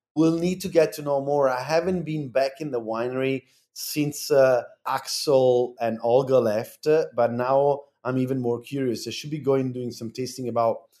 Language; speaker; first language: English; non-native, fluent; Italian